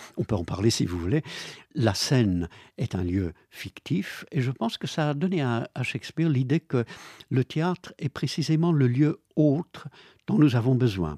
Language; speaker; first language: French; non-native, fluent; English